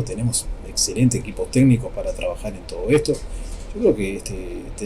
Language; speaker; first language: Spanish; native; Spanish